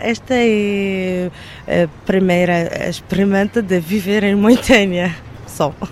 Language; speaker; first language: Portuguese; non-native, learner; Arabic